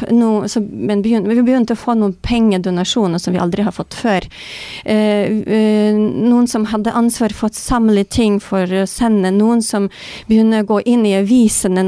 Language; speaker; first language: Norwegian; non-native, fluent; Ukrainian